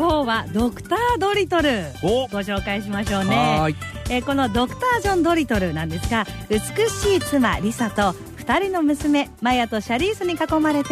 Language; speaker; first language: Japanese; native; Japanese